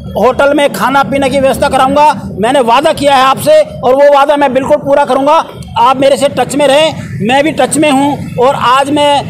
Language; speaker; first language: Hindi; native; Hindi